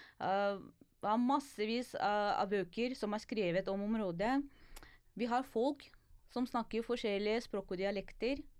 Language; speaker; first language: Norwegian; non-native, fluent; Ukrainian